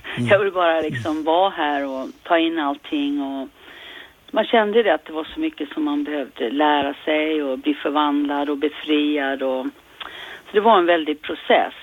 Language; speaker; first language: Swedish; native; Swedish